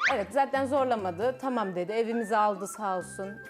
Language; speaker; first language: Turkish; native; Turkish